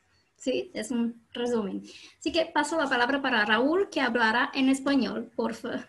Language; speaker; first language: Spanish; non-native, learner; Portuguese